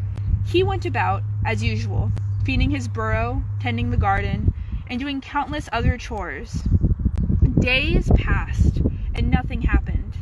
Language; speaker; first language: English; native; English